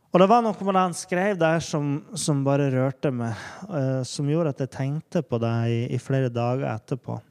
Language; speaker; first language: Norwegian; native; Norwegian